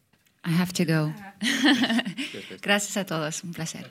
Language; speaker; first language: Spanish; non-native, fluent; French